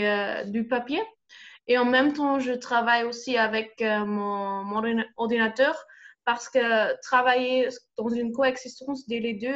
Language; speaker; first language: French; non-native, fluent; German